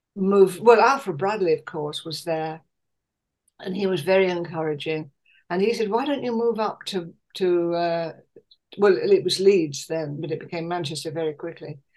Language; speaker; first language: English; native; English